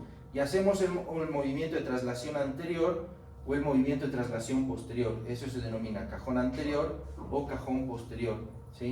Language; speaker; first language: Spanish; native; Spanish